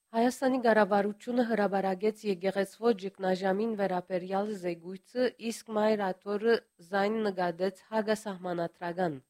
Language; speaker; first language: Armenian; early bilingual, heritage; Armenian